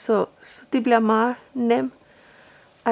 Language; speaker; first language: Danish; non-native, fluent; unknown